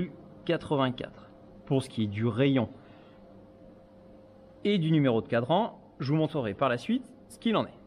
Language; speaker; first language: French; native; French